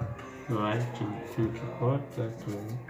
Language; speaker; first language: Portuguese; non-native, learner; Haitian Creole